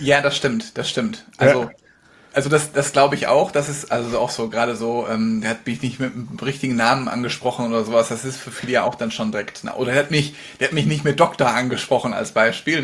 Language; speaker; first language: German; native; German